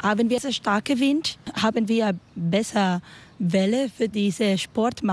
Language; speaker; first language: German; non-native, learner; Spanish